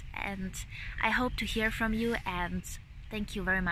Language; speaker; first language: English; non-native, fluent; Ukrainian